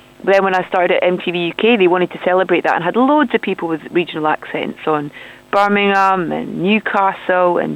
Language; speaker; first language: English; native; English